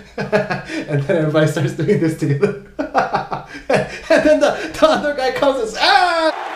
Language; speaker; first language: English; native; English